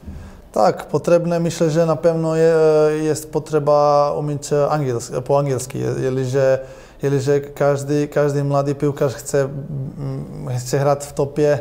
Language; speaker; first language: Polish; non-native, learner; Croatian